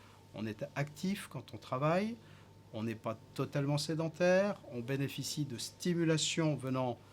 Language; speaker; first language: French; native; French